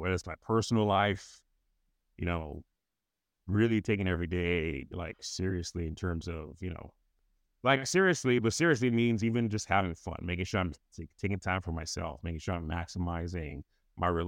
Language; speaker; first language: English; non-native, local second language; Yoruba